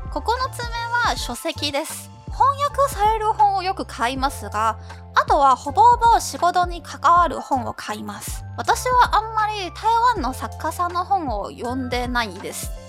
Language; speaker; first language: Japanese; non-native, fluent; Chinese